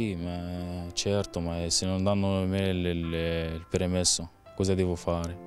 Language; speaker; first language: Italian; non-native, learner; Arabic